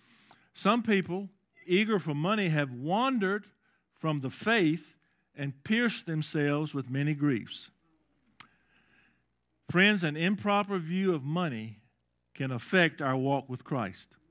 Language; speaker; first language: English; native; English